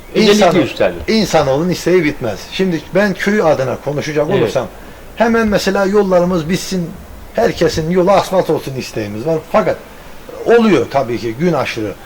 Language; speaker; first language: Turkish; native; Turkish